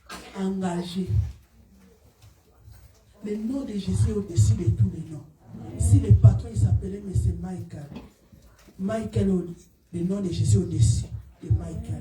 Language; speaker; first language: French; non-native, local second language; Lingala